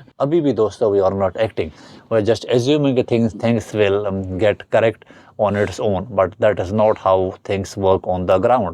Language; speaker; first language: Hindi; native; Hindi